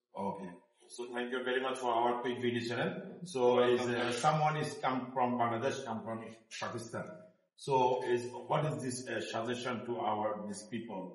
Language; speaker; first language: English; non-native, learner; Bangla